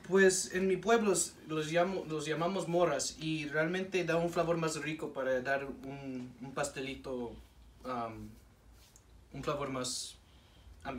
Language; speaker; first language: Spanish; non-native, learner; English